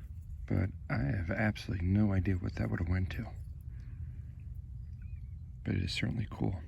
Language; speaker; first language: English; native; English